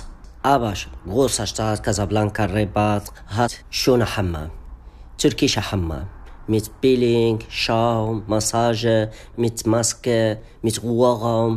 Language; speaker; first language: German; non-native, learner; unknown